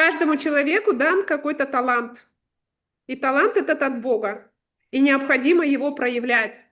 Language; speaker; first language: Russian; native; Russian